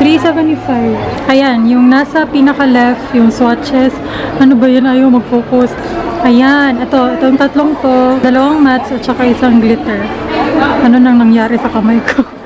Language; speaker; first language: Filipino; non-native, local second language; Cebuano